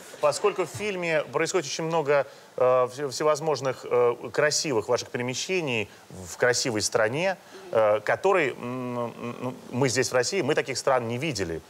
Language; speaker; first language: Russian; native; Russian